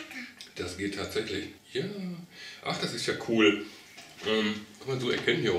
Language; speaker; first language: German; native; German